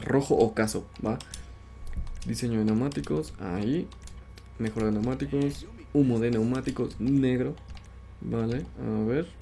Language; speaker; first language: Spanish; native; Spanish